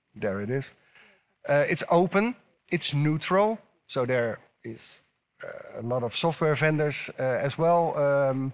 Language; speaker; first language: English; non-native, fluent; Dutch